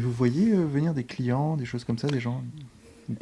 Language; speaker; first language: French; native; French